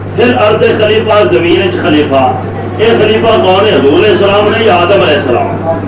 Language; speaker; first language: Urdu; non-native, local second language; Punjabi